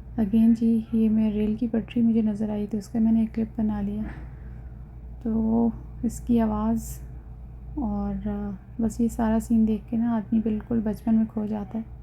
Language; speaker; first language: Urdu; native; Urdu